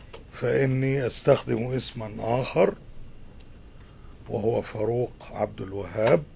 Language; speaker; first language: Arabic; native; Arabic